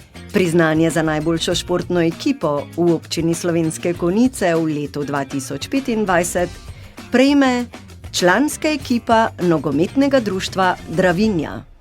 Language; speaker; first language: Slovenian; native; Slovenian